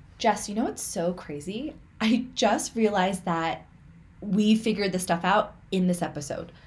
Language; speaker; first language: English; early bilingual, other home language; Min Nan Chinese